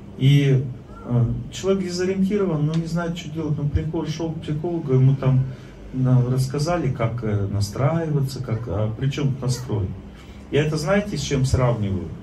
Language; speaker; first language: Russian; native; Russian